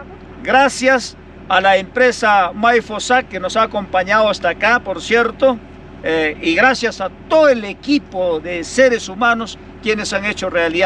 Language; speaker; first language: Spanish; native; Spanish